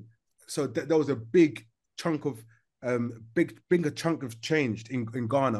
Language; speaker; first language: English; native; English